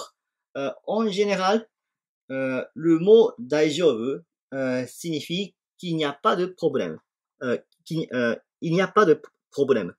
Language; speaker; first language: French; non-native, fluent; Japanese